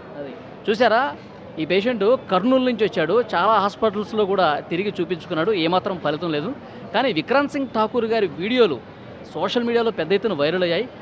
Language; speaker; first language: Telugu; native; Telugu